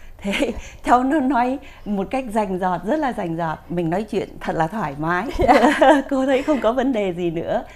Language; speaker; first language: Vietnamese; native; Vietnamese